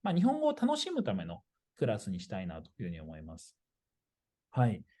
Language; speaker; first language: Japanese; native; Japanese